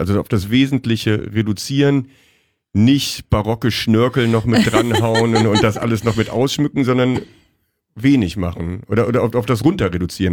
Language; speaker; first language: German; native; German